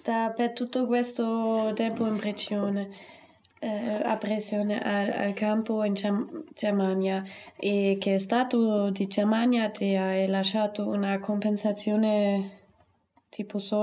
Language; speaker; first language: Italian; non-native, learner; German